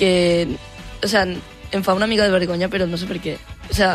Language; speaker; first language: Catalan; non-native, local second language; Spanish